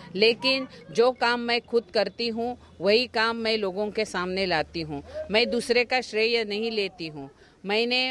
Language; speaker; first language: Hindi; non-native, local second language; Marathi